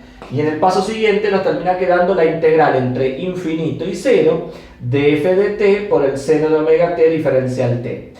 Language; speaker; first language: Spanish; native; Spanish